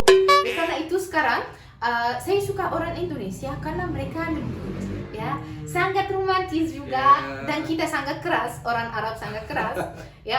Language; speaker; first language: Indonesian; non-native, learner; Arabic